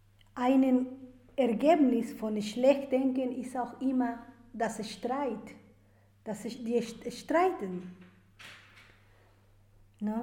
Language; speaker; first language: German; non-native, fluent; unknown